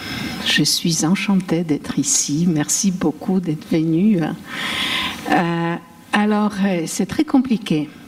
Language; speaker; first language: French; non-native, fluent; Polish